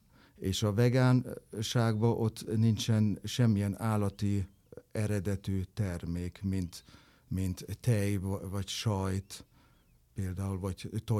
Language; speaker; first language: Hungarian; non-native, fluent; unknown